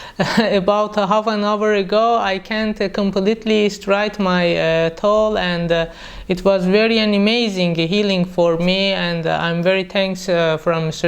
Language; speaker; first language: English; non-native, learner; Persian